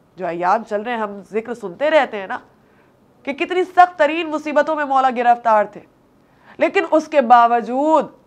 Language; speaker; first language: Hindi; native; Hindi